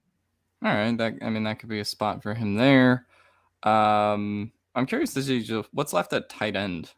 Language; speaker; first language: English; native; English